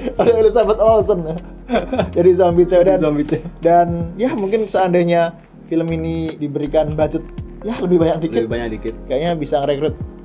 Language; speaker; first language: Indonesian; native; Indonesian